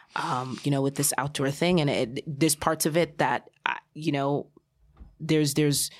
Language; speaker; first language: English; early bilingual, other home language; Spanish